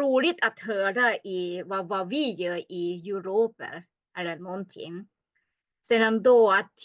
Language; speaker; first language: Swedish; non-native, learner; Thai